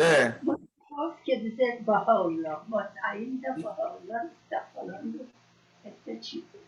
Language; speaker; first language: Portuguese; non-native, learner; Persian